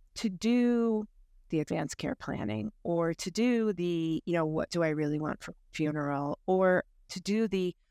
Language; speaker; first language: English; native; English